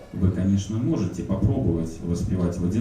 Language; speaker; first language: Russian; native; Russian